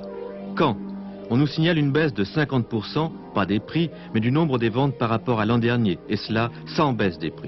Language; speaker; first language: French; native; French